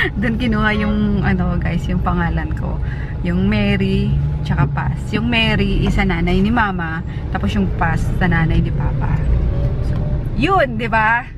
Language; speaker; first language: Filipino; native; Filipino